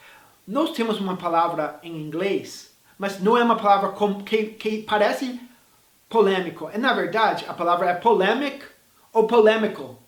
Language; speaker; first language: Portuguese; non-native, fluent; English